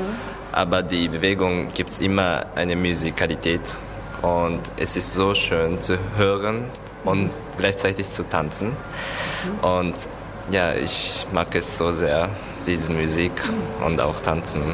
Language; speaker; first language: German; non-native, learner; Japanese